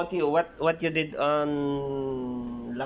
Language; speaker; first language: English; non-native, local second language; Filipino